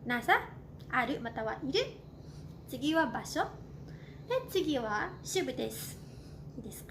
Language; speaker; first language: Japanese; non-native, fluent; Cebuano